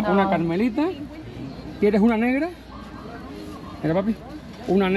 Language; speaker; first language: Spanish; native; Spanish